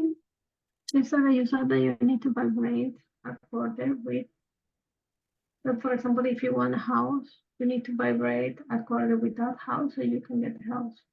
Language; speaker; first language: English; non-native, fluent; Spanish